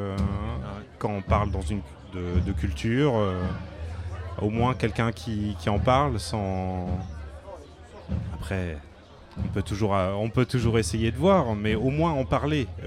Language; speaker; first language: French; native; French